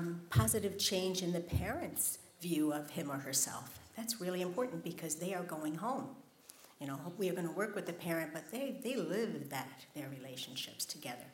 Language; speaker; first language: English; native; English